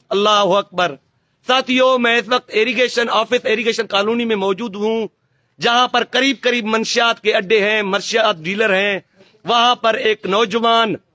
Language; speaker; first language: Urdu; non-native, local second language; Sindhi